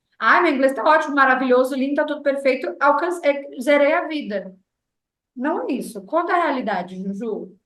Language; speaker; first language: Portuguese; native; Portuguese